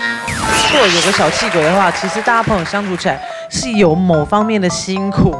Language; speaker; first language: Chinese; native; Chinese